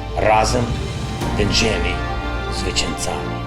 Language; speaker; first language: Polish; non-native, learner; Ukrainian